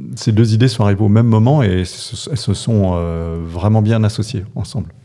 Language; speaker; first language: French; non-native, fluent; English